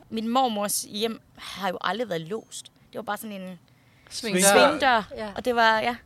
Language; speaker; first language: Danish; early bilingual, other home language; Thai